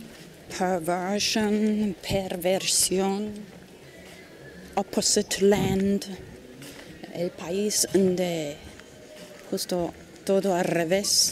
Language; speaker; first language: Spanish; non-native, fluent; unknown